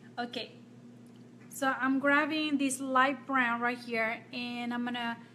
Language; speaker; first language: English; non-native, fluent; Spanish